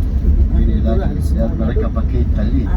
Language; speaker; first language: Indonesian; non-native, fluent; Hebrew